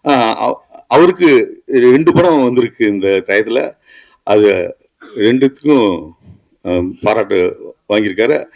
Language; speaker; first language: Tamil; native; Tamil